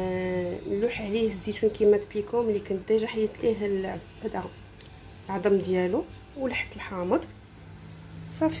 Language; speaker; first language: Arabic; native; Arabic